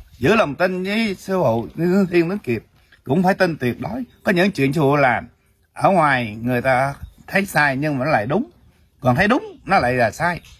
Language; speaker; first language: Vietnamese; early bilingual, heritage; Vietnamese